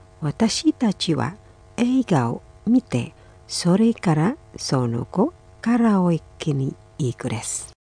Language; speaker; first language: Japanese; non-native, fluent; Indonesian